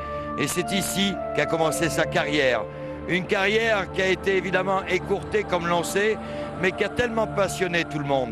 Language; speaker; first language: French; native; French